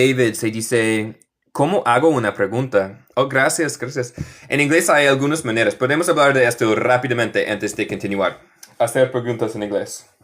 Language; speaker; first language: Spanish; non-native, fluent; English